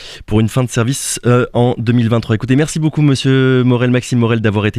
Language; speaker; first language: French; native; French